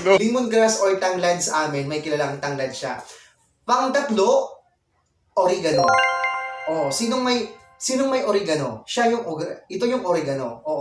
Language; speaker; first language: Filipino; non-native, local second language; Waray